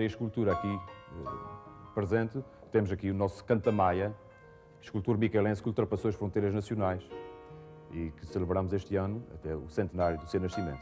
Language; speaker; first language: Portuguese; native; Portuguese